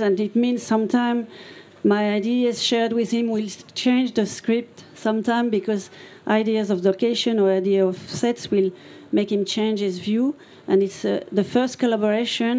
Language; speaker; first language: English; non-native, fluent; French